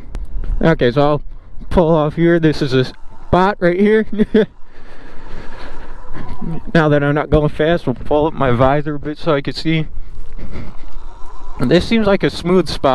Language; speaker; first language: English; native; English